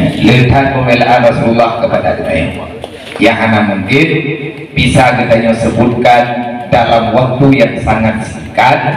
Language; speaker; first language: Malay; non-native, local second language; Achinese